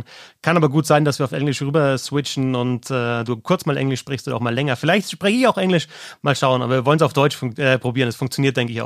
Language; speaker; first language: German; native; German